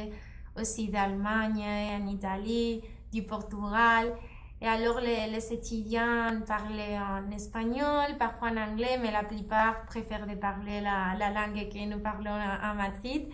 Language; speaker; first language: French; non-native, fluent; Spanish